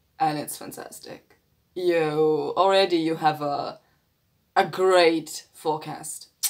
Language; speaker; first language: English; non-native, fluent; Romanian